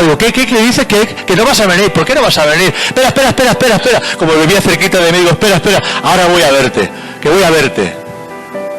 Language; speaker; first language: Spanish; native; Spanish